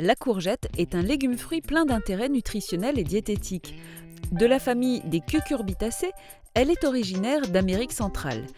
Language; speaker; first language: French; native; French